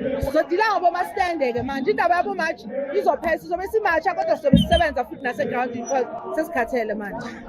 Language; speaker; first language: Zulu; native; Zulu